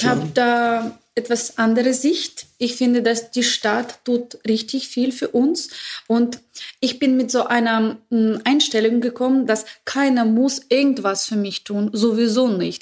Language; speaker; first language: German; non-native, learner; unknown